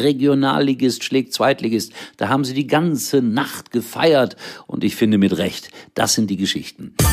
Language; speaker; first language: German; native; German